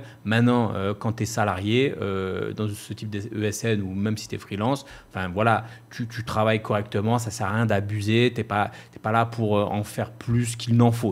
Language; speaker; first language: French; native; French